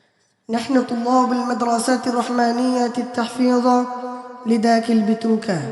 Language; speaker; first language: Arabic; non-native, learner; Bangla